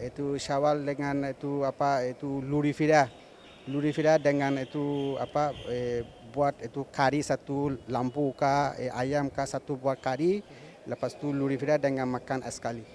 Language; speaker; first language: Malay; non-native, learner; Rohingya